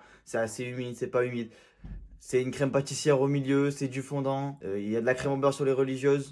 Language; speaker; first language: French; native; French